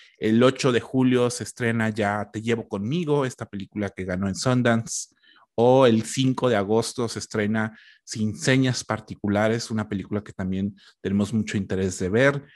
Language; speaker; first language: Spanish; native; Spanish